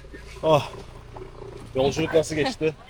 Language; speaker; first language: Turkish; native; Turkish